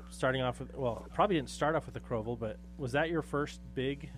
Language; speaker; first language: English; native; English